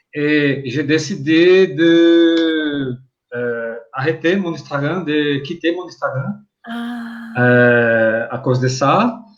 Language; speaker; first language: French; non-native, learner; Portuguese